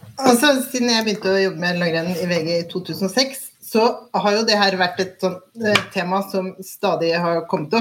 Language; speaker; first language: Norwegian; native; Norwegian